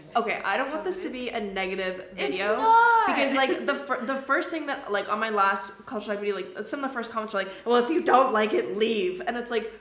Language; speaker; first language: English; native; English